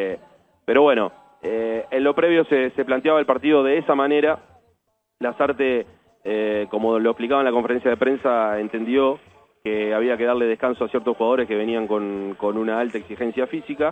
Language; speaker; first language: Spanish; native; Spanish